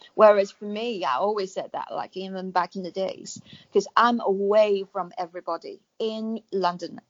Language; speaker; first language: English; non-native, fluent; Chinese